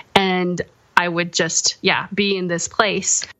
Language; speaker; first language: English; early bilingual, other home language; Korean